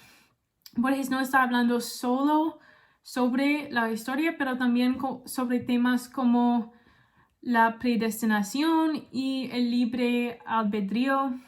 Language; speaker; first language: Spanish; non-native, learner; English